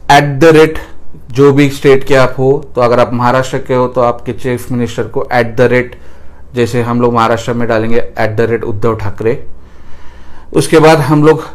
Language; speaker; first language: Hindi; non-native, local second language; Marathi